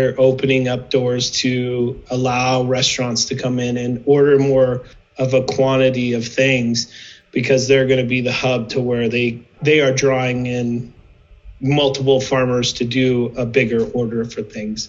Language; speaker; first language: English; native; English